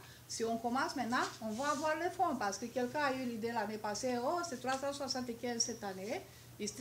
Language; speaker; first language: French; non-native, fluent; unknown